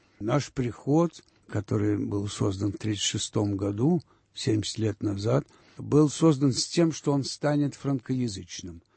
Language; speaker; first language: Russian; early bilingual, heritage; Russian